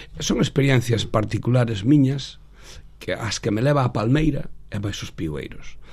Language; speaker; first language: Galician; native; Galician